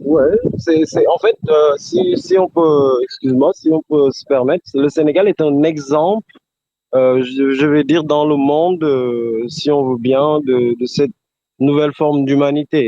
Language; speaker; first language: French; non-native, local second language; Wolof